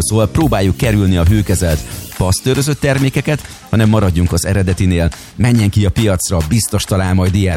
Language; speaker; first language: Hungarian; native; Hungarian